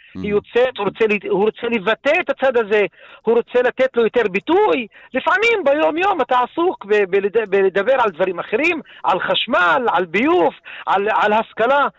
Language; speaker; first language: Hebrew; non-native, local second language; Arabic